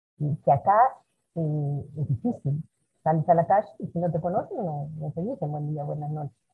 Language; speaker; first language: Spanish; native; Spanish